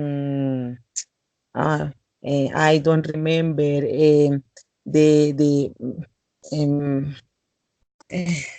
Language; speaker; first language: English; non-native, learner; Spanish